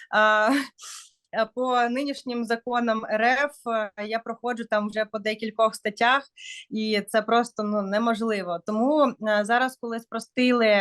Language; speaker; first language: Ukrainian; non-native, local second language; Russian